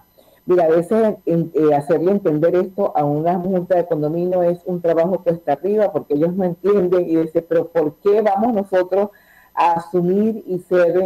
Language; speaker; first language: Spanish; native; Spanish